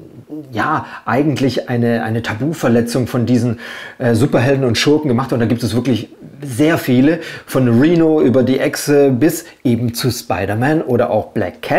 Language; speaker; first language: German; native; German